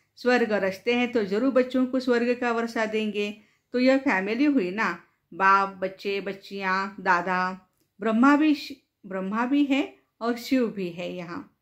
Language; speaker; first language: Hindi; non-native, local second language; Marathi